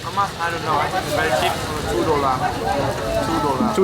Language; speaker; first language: English; non-native, learner; Vietnamese